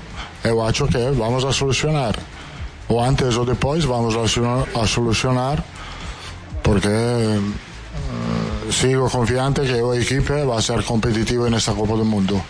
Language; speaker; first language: Portuguese; non-native, fluent; Italian